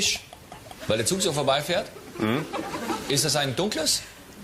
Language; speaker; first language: German; native; German